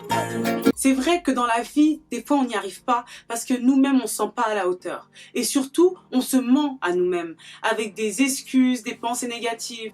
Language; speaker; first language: French; native; French